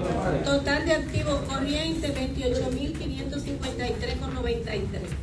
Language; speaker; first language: Spanish; native; Spanish